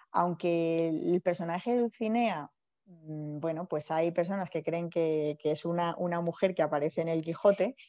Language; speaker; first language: Spanish; native; Spanish